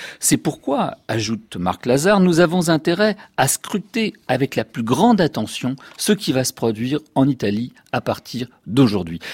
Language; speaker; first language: French; native; French